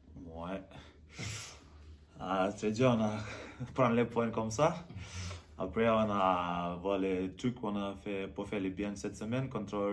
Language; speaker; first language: French; non-native, learner; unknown